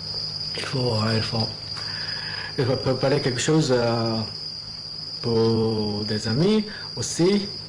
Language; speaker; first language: French; non-native, learner; Japanese